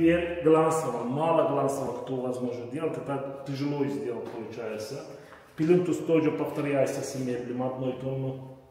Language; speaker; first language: Russian; non-native, learner; Turkish